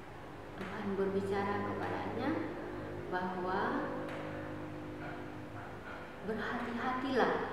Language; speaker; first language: Indonesian; native; Indonesian